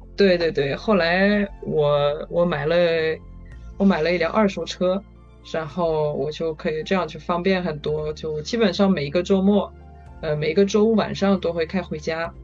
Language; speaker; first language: Chinese; non-native, fluent; French